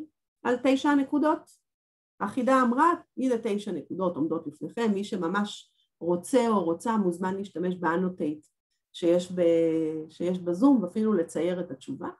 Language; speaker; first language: Hebrew; native; Hebrew